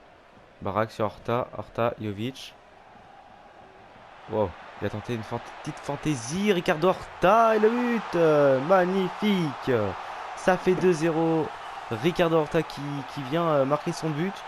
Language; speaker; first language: French; native; French